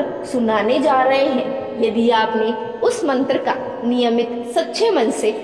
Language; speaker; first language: Hindi; native; Hindi